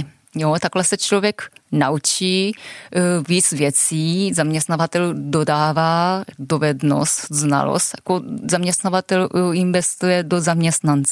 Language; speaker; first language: Czech; non-native, fluent; Japanese